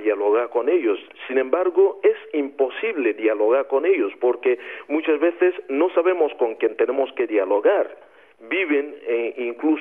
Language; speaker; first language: Spanish; non-native, fluent; Igbo